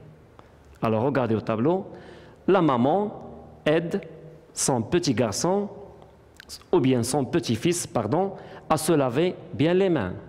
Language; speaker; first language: French; non-native, local second language; Arabic